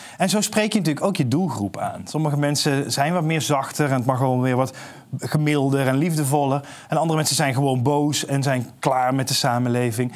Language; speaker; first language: Dutch; native; Dutch